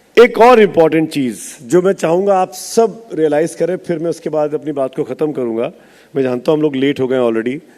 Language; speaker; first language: Hindi; native; Hindi